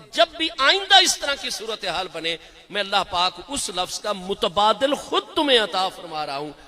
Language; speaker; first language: Urdu; non-native, local second language; Punjabi